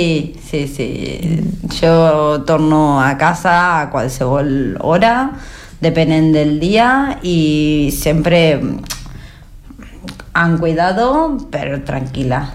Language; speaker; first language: Catalan; non-native, learner; Spanish